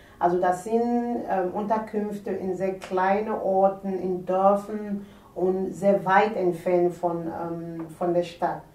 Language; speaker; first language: German; non-native, fluent; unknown